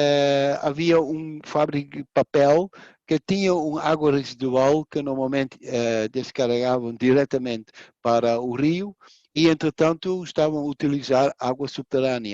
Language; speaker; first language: Portuguese; non-native, fluent; Dutch